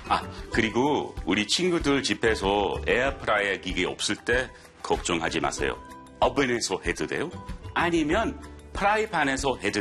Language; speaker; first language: Korean; non-native, learner; English